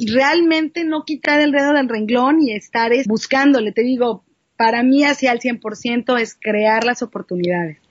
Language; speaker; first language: Spanish; native; Spanish